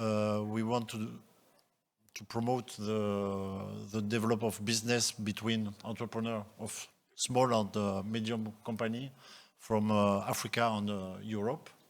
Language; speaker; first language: English; non-native, local second language; French